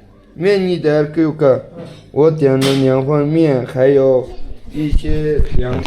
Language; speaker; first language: Chinese; non-native, local second language; Tibetan